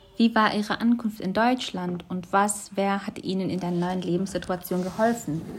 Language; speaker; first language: German; native; German